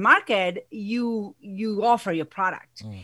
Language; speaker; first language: English; non-native, fluent; Spanish